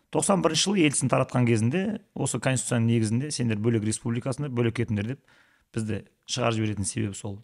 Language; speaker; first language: Kazakh; native; Kazakh